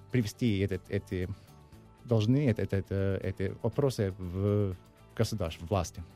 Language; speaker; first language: Russian; non-native, learner; English